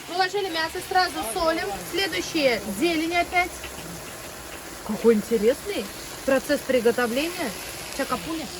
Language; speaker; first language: Russian; native; Russian